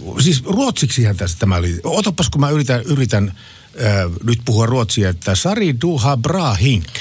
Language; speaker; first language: Finnish; native; Finnish